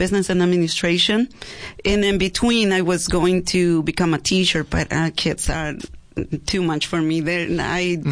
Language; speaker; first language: English; non-native, fluent; Spanish